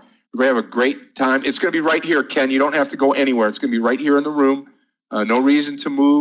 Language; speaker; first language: English; native; English